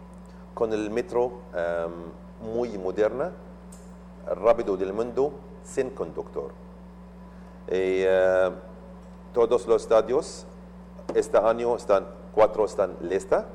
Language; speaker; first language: Spanish; non-native, learner; Arabic